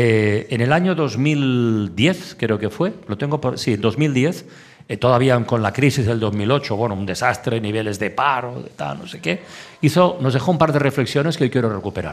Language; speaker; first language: Spanish; native; Spanish